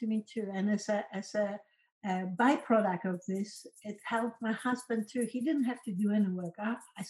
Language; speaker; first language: English; non-native, fluent; Polish